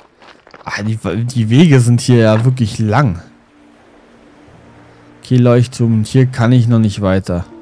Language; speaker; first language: German; native; German